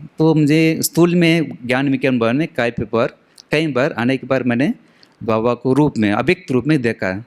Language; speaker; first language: Hindi; non-native, local second language; Tamil